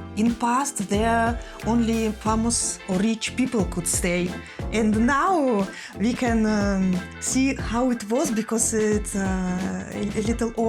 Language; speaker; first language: English; non-native, fluent; Russian